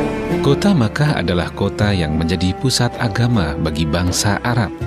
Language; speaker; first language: Indonesian; native; Indonesian